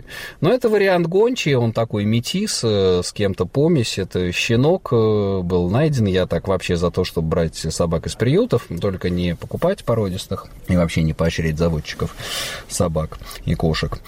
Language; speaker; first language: Russian; native; Russian